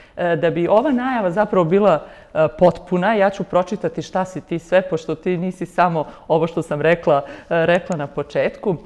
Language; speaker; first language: Serbian; native; Serbian